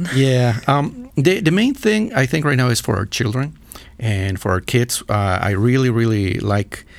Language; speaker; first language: English; non-native, fluent; Spanish